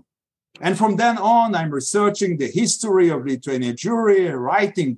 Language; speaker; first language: English; non-native, fluent; Yiddish